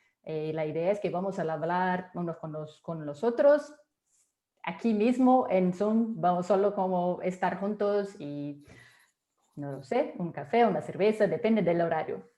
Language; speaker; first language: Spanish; non-native, fluent; Portuguese